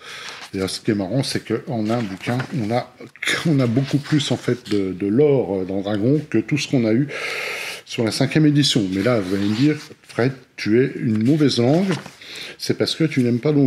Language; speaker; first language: French; native; French